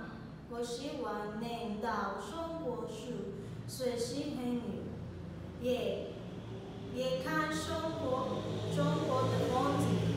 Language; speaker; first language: Chinese; non-native, learner; Spanish